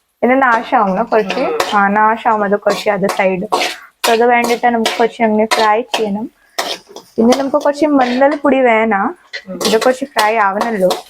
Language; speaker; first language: Malayalam; non-native, learner; Kannada